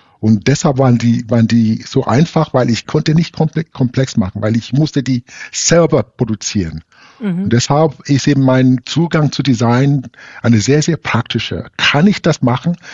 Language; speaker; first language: German; non-native, fluent; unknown